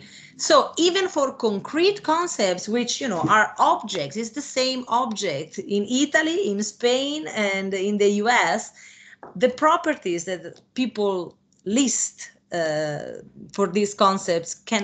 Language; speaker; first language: English; non-native, fluent; Italian